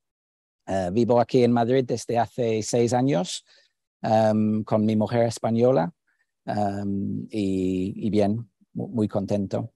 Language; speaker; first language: Spanish; non-native, fluent; English